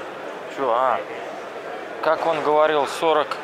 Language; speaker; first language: Russian; native; Russian